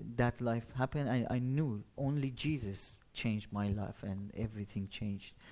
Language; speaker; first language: English; non-native, learner; Persian